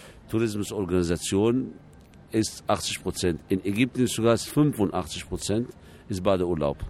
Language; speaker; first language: German; non-native, fluent; Arabic